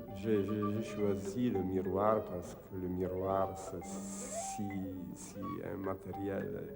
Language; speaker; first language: French; non-native, fluent; Czech